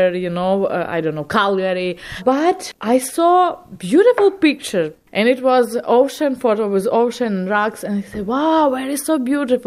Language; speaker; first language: English; non-native, learner; Ukrainian